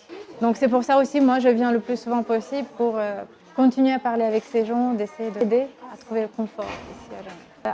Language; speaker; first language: French; non-native, fluent; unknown